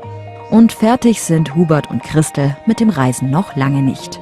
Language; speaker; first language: German; native; German